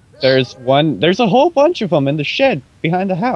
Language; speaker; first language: English; native; English